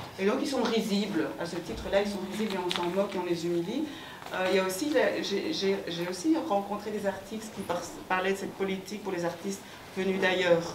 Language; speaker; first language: French; native; French